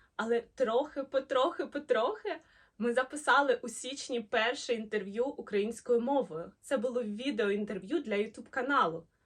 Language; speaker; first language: Ukrainian; non-native, local second language; Russian